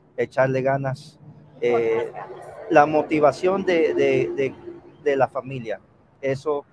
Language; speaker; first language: Spanish; early bilingual, heritage; Spanish